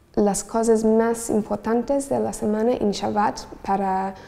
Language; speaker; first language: Spanish; non-native, learner; English